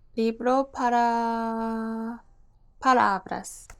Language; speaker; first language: Portuguese; non-native, learner; Japanese